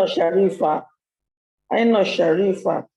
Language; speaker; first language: Arabic; non-native, learner; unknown